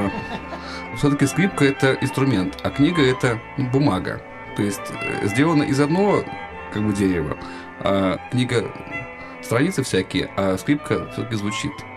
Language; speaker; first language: Russian; native; Russian